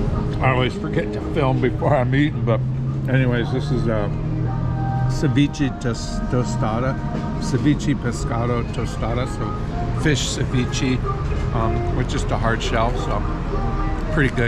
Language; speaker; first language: English; native; English